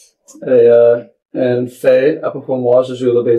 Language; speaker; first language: French; non-native, local second language; English